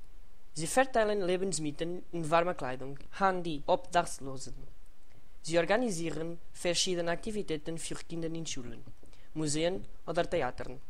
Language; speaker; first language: German; non-native, learner; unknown